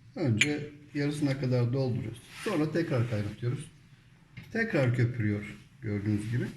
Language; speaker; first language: Turkish; native; Turkish